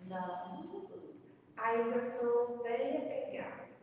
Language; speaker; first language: Portuguese; native; Portuguese